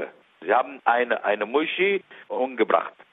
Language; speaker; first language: German; non-native, learner; Arabic